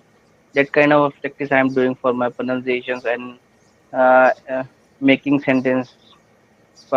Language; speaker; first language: English; non-native, learner; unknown